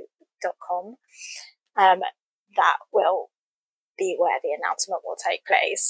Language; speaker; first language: English; native; English